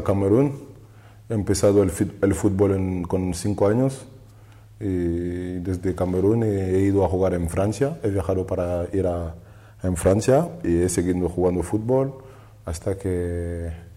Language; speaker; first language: Spanish; non-native, learner; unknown